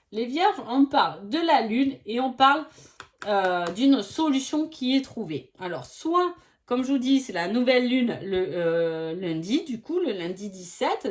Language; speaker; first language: French; native; French